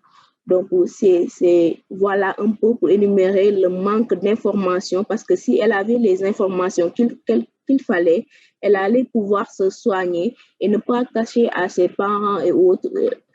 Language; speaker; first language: French; non-native, local second language; Wolof